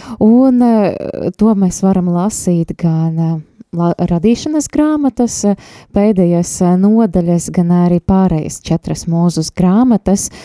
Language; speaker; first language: Latvian; non-native, local second language; Russian